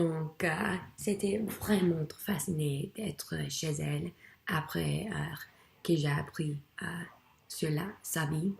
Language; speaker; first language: French; non-native, learner; English